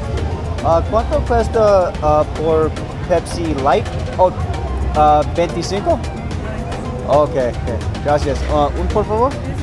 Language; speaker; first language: Spanish; non-native, learner; English